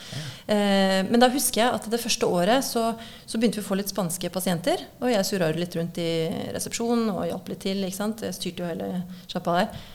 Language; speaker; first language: Norwegian; native; Norwegian